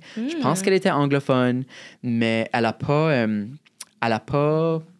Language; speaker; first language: French; native; French